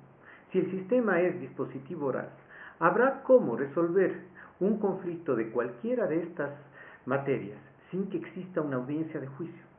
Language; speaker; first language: Spanish; native; Spanish